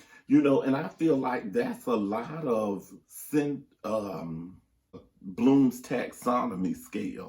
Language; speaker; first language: English; native; English